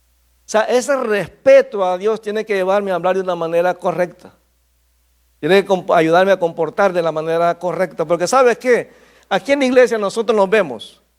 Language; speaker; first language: Spanish; native; Spanish